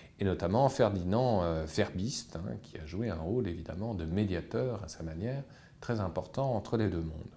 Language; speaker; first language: French; native; French